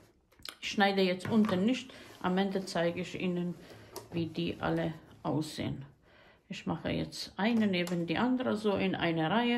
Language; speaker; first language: German; non-native, learner; Croatian